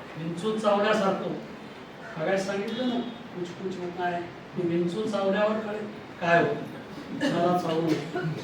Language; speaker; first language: Marathi; non-native, local second language; Kannada